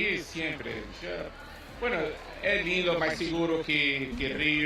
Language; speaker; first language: Spanish; non-native, learner; Portuguese